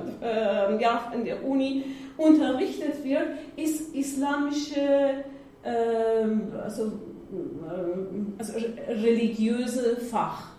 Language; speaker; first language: German; non-native, learner; Persian